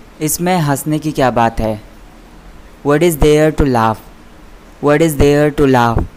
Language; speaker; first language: Hindi; native; Hindi